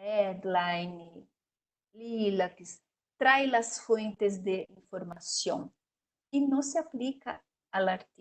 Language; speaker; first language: Spanish; non-native, learner; Portuguese